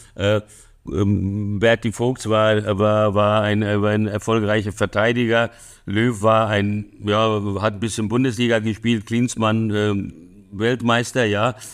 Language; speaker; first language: German; early bilingual, other home language; Hungarian